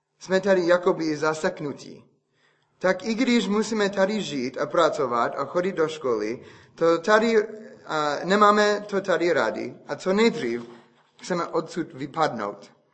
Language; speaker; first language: Czech; non-native, fluent; English